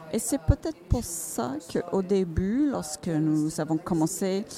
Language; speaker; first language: French; non-native, fluent; Finnish